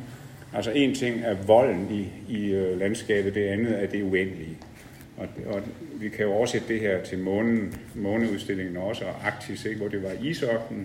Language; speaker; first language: Danish; native; Danish